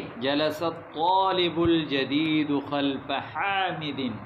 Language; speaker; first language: Arabic; non-native, fluent; Urdu